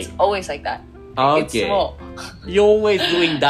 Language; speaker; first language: English; non-native, fluent; Indonesian